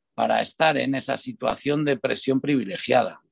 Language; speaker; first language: Spanish; native; Spanish